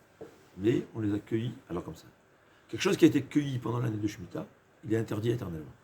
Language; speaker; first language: French; native; French